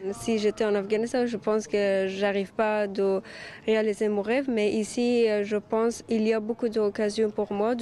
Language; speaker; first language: French; non-native, learner; Persian